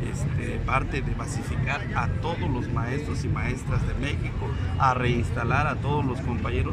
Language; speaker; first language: Spanish; native; Spanish